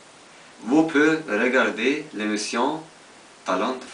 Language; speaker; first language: French; non-native, learner; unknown